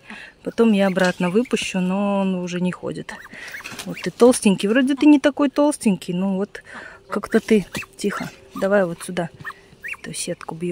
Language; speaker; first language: Russian; native; Russian